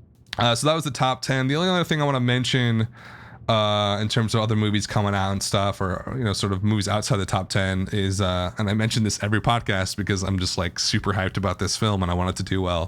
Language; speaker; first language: English; native; English